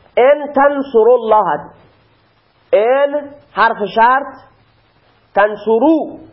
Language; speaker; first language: Persian; non-native, local second language; Baluchi